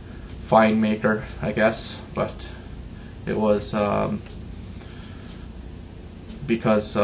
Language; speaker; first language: English; native; English